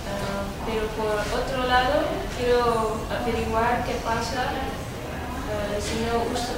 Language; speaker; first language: Spanish; non-native, fluent; Dutch